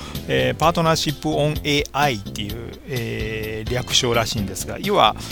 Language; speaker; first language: Japanese; native; Japanese